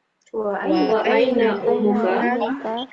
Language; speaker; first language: Arabic; non-native, learner; Indonesian